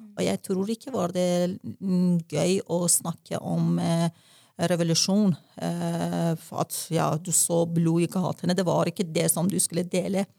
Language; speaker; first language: Norwegian; non-native, fluent; Persian